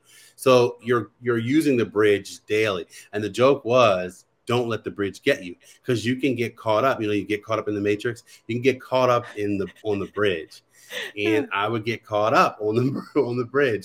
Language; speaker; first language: English; native; English